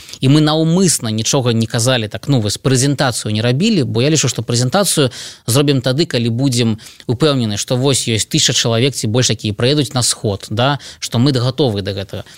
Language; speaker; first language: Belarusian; non-native, local second language; Russian